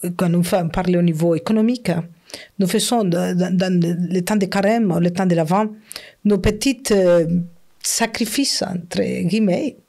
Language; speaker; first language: French; non-native, fluent; Spanish